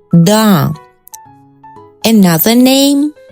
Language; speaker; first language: English; non-native, fluent; Russian